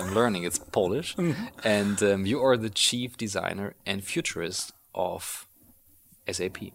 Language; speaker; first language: English; non-native, fluent; German